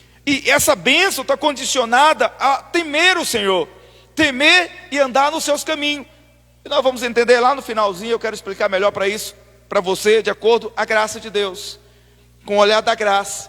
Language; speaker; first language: Portuguese; native; Portuguese